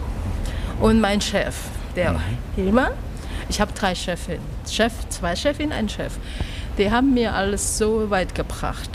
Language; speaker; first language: German; non-native, learner; Chinese